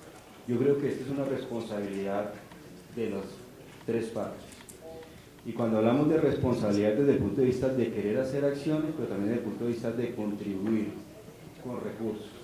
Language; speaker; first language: Spanish; native; Spanish